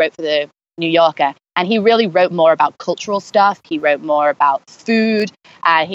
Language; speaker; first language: English; native; English